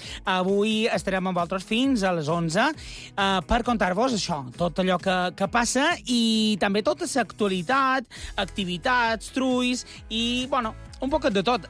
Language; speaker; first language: Catalan; native; Catalan